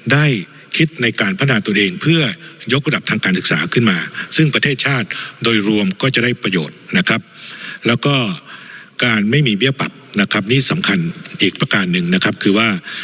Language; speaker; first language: Thai; native; Thai